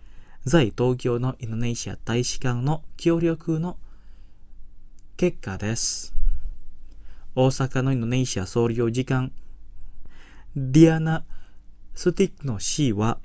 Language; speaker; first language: Japanese; non-native, fluent; Indonesian